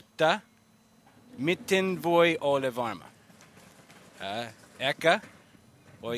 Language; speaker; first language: Finnish; non-native, learner; English